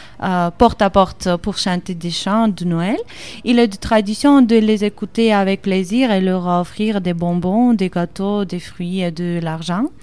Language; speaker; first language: French; non-native, learner; Georgian